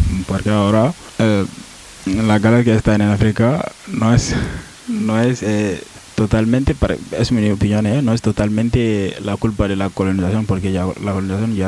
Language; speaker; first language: Spanish; non-native, learner; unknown